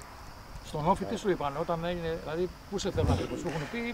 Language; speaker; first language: Greek; native; Greek